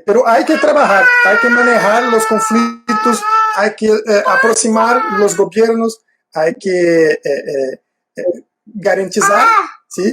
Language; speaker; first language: Spanish; non-native, fluent; Portuguese